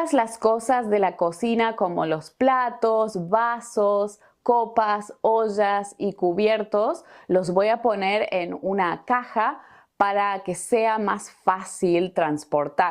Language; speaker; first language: Spanish; native; Spanish